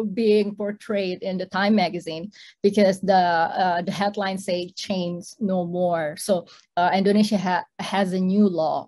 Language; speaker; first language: English; non-native, fluent; Indonesian